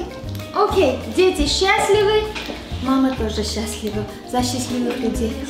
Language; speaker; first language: Russian; non-native, fluent; Armenian